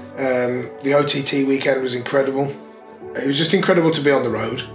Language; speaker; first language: English; native; English